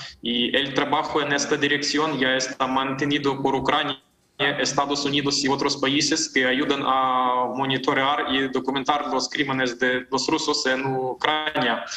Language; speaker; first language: Spanish; non-native, fluent; Ukrainian